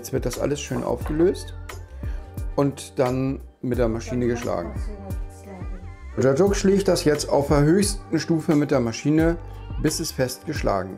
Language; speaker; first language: German; native; German